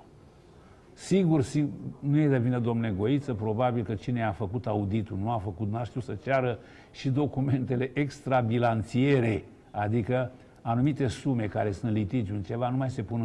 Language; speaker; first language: Romanian; native; Romanian